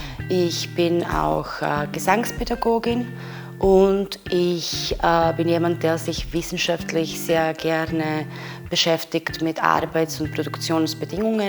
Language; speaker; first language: German; non-native, fluent; Serbian